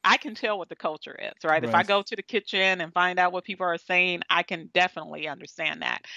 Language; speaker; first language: English; native; English